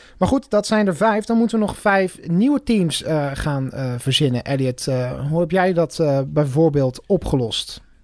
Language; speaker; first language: Dutch; native; Dutch